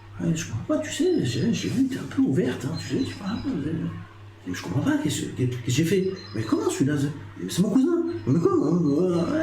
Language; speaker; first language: French; native; French